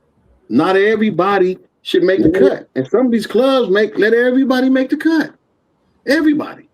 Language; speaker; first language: English; native; English